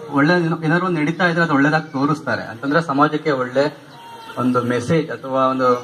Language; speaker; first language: Kannada; non-native, local second language; Lambadi